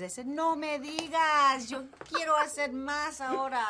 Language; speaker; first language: Spanish; non-native, fluent; English